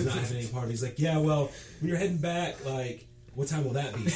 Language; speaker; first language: English; native; English